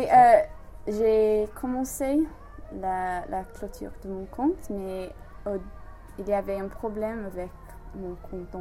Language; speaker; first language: French; non-native, fluent; English